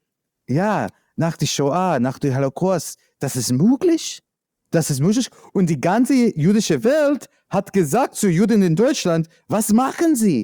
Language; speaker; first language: German; non-native, learner; English